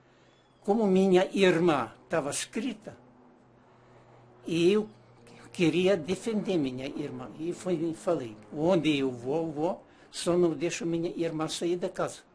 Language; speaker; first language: Portuguese; non-native, learner; Ukrainian